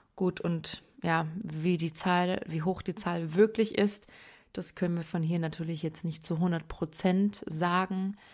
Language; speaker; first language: German; early bilingual, other home language; Persian